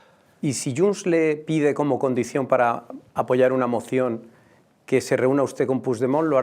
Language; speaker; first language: Spanish; native; Spanish